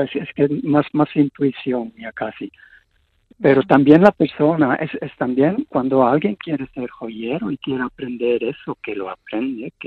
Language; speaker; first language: Spanish; non-native, fluent; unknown